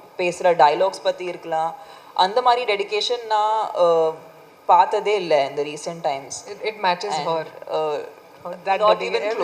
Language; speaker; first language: Tamil; non-native, fluent; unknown